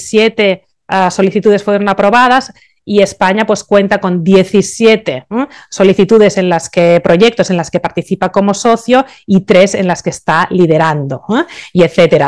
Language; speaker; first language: Spanish; native; Spanish